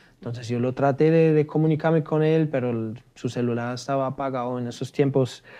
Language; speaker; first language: Spanish; non-native, fluent; German